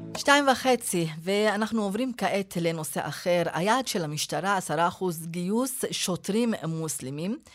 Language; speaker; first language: Hebrew; non-native, local second language; Arabic